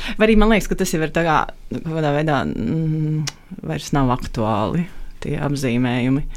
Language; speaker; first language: Latvian; native; Latvian